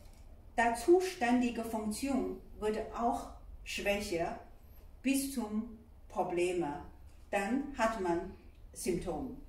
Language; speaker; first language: German; non-native, fluent; Chinese